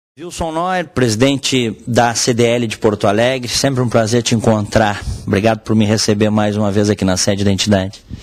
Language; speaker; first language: Portuguese; native; Portuguese